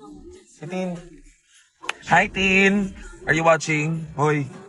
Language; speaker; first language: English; non-native, local second language; Cebuano